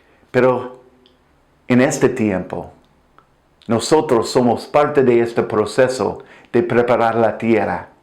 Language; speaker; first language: Spanish; non-native, fluent; English